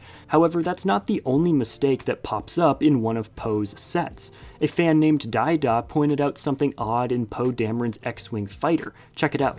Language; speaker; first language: English; native; English